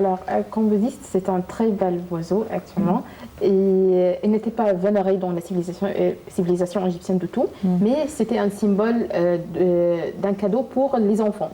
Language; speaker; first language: French; non-native, learner; Arabic